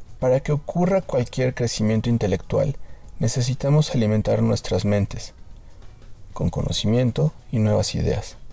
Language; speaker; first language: Spanish; native; Spanish